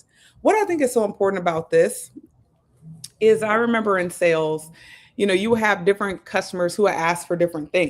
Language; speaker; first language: English; native; English